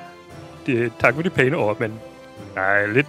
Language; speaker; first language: Danish; non-native, fluent; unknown